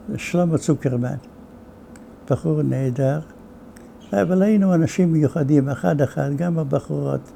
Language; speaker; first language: Hebrew; non-native, fluent; Yiddish